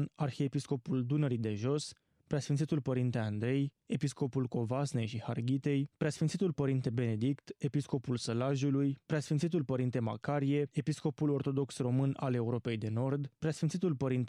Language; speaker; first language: Romanian; native; Romanian